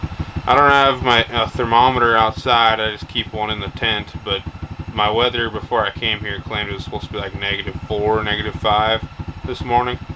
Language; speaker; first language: English; native; English